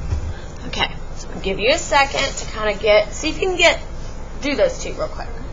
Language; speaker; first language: English; native; English